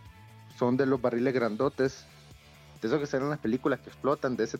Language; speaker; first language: Spanish; native; Spanish